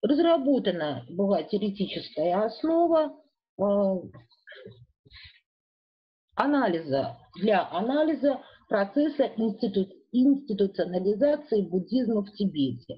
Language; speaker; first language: Russian; native; Russian